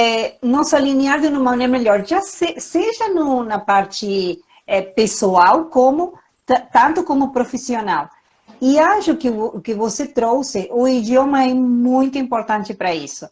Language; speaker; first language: Portuguese; non-native, fluent; Spanish